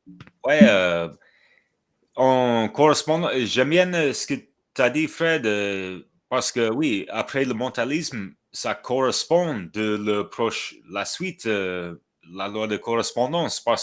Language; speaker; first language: French; non-native, fluent; English